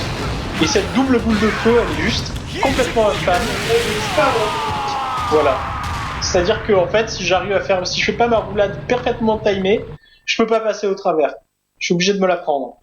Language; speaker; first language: French; native; French